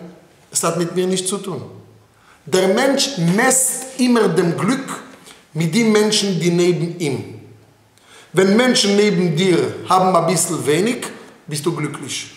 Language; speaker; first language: German; non-native, fluent; Hebrew